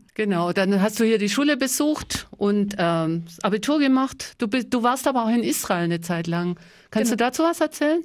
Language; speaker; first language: German; native; German